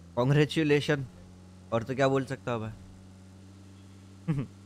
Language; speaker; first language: Hindi; non-native, local second language; Gujarati